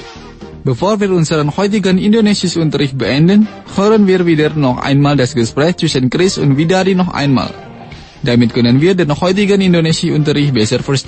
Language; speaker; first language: German; non-native, fluent; Indonesian